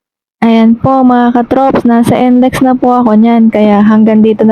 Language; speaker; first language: Filipino; native; Filipino